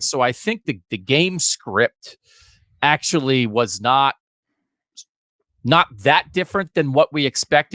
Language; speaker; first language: English; native; English